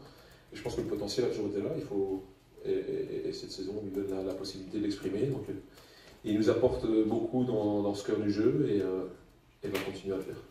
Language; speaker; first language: French; native; French